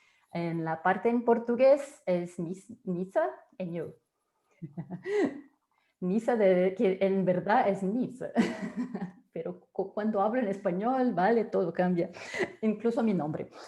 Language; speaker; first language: Spanish; non-native, fluent; Portuguese